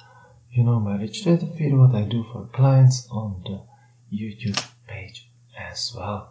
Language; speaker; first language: English; non-native, fluent; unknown